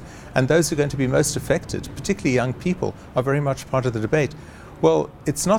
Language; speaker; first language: English; native; English